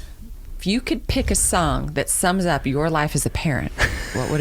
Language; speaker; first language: English; native; English